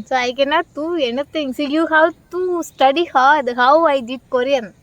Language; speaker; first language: English; non-native, local second language; Tamil